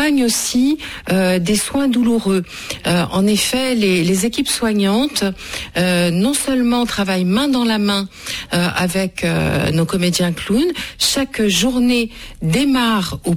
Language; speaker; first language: French; native; French